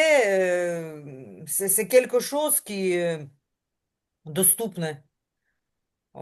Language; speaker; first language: French; non-native, learner; Ukrainian